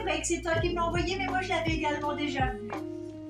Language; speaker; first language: French; native; French